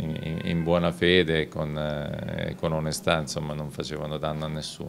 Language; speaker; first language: Italian; native; Italian